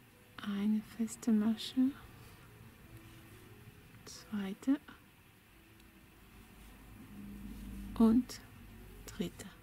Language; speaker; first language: German; non-native, fluent; French